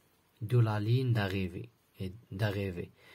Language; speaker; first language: French; non-native, local second language; Arabic